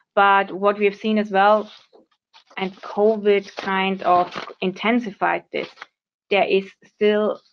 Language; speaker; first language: English; non-native, fluent; German